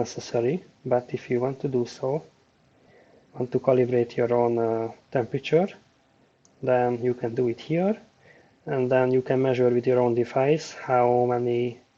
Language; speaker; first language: English; non-native, fluent; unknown